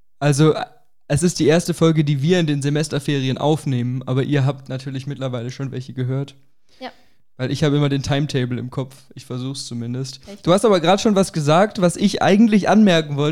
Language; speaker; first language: German; native; German